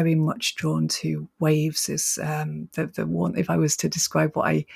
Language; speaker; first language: English; native; English